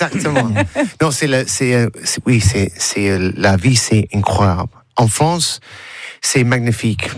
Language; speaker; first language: French; non-native, learner; English